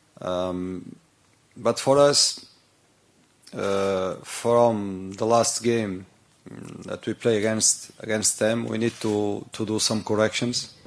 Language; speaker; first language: English; non-native, learner; Portuguese